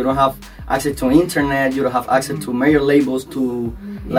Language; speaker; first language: English; non-native, learner; Spanish